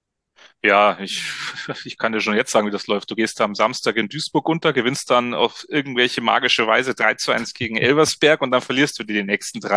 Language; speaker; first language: German; native; German